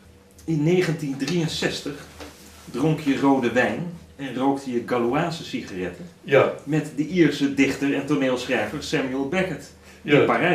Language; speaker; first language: Dutch; native; Dutch